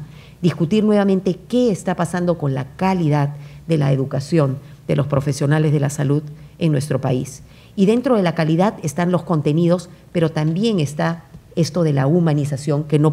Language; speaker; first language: Spanish; native; Spanish